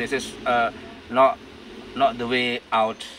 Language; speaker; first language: English; non-native, learner; Indonesian